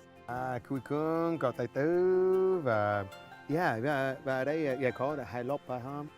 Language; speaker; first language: Vietnamese; non-native, fluent; English